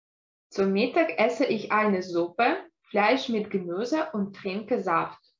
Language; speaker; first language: German; non-native, fluent; Russian